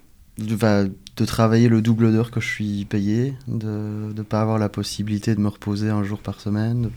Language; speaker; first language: French; native; French